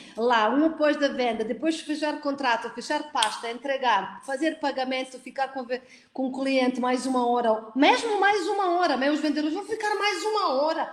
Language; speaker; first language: Portuguese; non-native, fluent; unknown